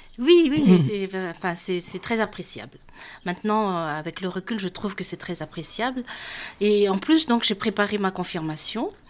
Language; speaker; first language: French; non-native, local second language; Malagasy